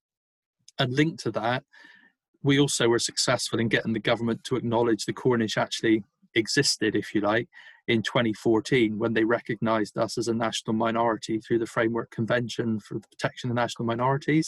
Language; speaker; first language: English; native; English